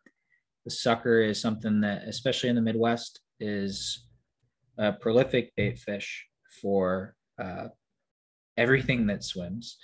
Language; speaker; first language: English; native; English